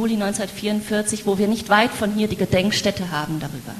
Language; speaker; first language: German; native; German